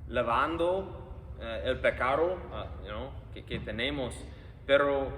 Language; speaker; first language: Spanish; non-native, fluent; English